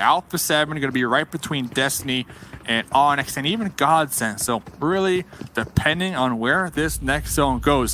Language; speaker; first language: English; native; English